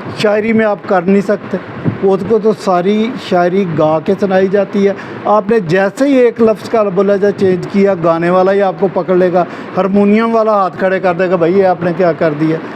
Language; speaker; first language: Urdu; non-native, local second language; Punjabi